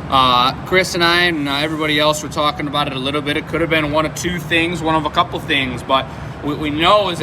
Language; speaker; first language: English; native; English